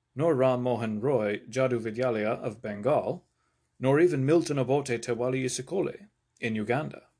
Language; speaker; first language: English; native; English